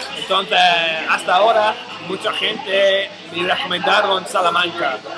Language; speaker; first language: Spanish; non-native, learner; English